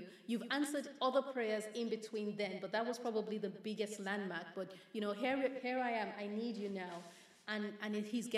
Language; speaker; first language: English; non-native, local second language; Yoruba